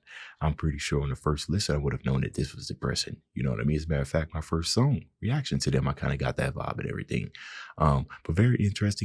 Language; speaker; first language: English; native; English